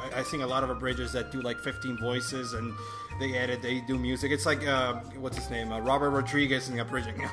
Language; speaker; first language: English; non-native, fluent; Spanish